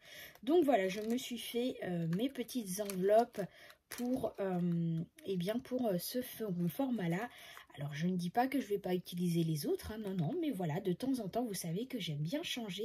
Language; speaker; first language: French; native; French